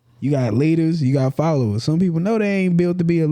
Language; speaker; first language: English; native; English